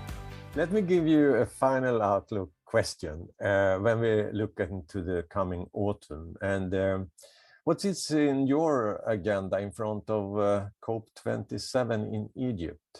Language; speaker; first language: English; non-native, fluent; Swedish